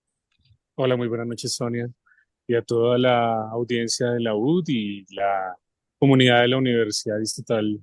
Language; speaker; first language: Spanish; native; Spanish